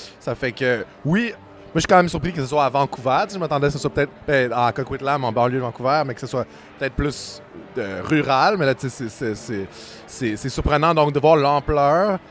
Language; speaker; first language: French; native; French